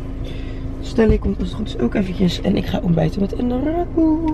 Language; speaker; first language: Dutch; native; Dutch